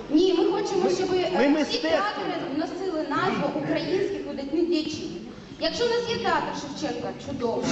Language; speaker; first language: Ukrainian; non-native, local second language; Russian